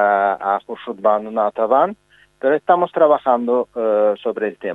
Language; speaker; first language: Spanish; non-native, fluent; Azerbaijani